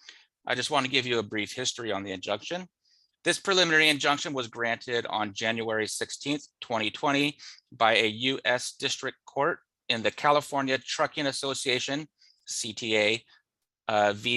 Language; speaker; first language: English; native; English